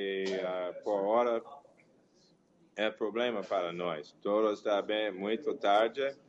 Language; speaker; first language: Portuguese; non-native, fluent; English